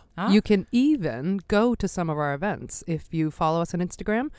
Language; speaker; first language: English; native; English